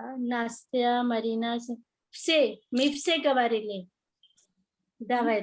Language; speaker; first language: Russian; non-native, fluent; Hindi